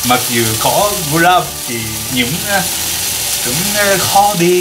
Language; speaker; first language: Vietnamese; non-native, learner; Japanese